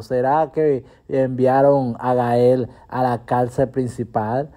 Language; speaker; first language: Spanish; native; Spanish